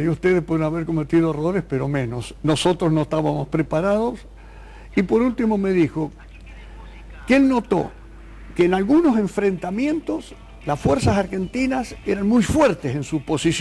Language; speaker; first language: Spanish; native; Spanish